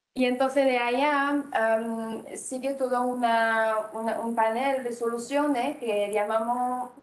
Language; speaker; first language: Spanish; non-native, fluent; French